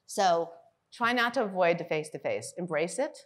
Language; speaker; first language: English; native; English